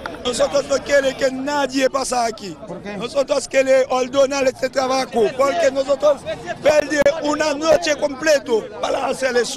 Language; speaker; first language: Spanish; non-native, fluent; Haitian Creole